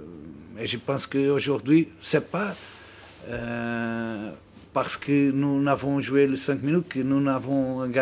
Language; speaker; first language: French; non-native, learner; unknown